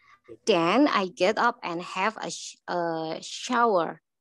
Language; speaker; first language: English; non-native, learner; Indonesian